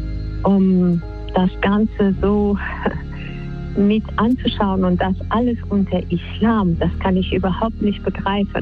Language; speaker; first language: German; non-native, fluent; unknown